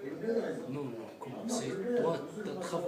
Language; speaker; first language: French; non-native, learner; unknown